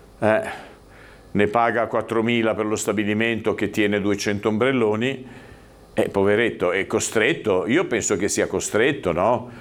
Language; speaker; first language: Italian; native; Italian